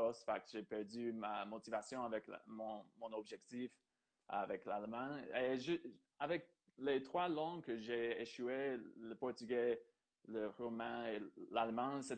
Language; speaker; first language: French; non-native, fluent; English